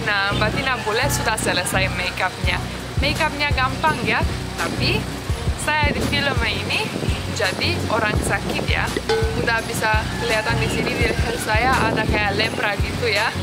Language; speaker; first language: Indonesian; non-native, fluent; Russian